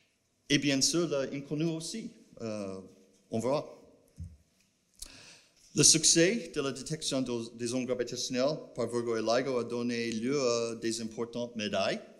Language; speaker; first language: French; non-native, fluent; English